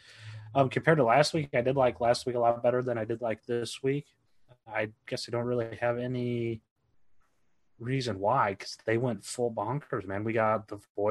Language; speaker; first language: English; native; English